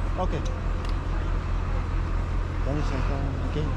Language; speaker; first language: Portuguese; non-native, learner; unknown